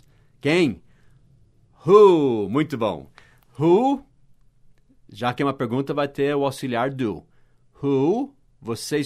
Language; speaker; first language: Portuguese; non-native, fluent; English